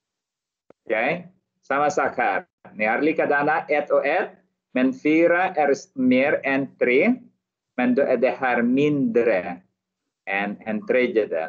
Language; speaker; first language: Swedish; non-native, learner; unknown